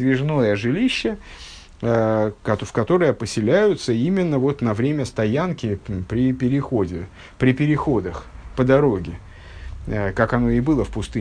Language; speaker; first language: Russian; native; Russian